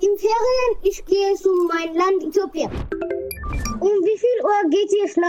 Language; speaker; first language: German; non-native, learner; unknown